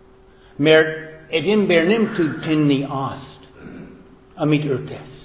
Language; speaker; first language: Hungarian; non-native, fluent; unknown